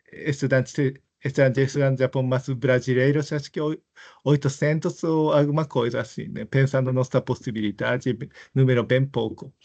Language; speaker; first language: Portuguese; non-native, fluent; Japanese